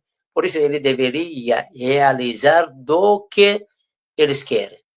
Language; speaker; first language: Portuguese; non-native, fluent; Persian